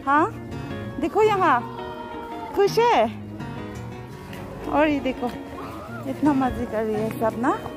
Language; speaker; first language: Hindi; non-native, local second language; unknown